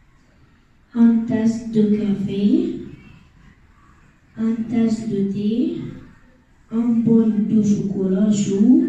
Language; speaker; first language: French; non-native, learner; Arabic